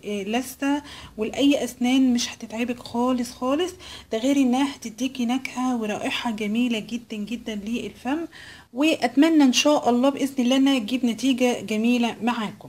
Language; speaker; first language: Arabic; native; Arabic